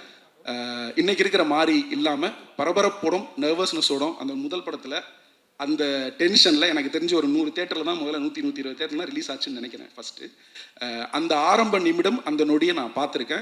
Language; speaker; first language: Tamil; native; Tamil